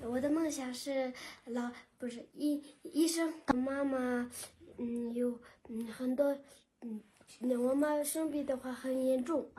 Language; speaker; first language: Chinese; non-native, local second language; Tibetan